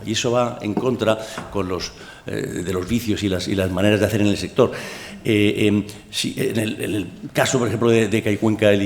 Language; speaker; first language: Spanish; native; Spanish